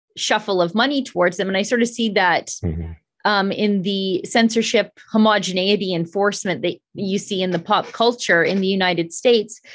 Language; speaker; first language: English; native; English